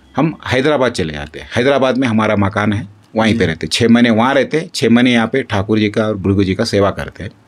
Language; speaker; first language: Hindi; non-native, local second language; Kannada